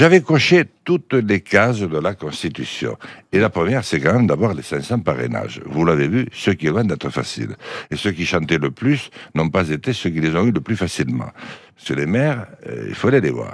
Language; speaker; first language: French; native; French